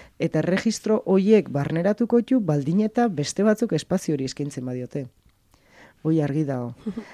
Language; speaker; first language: Basque; native; Basque